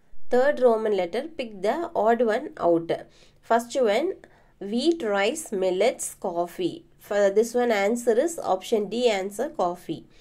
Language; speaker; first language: English; non-native, local second language; Tamil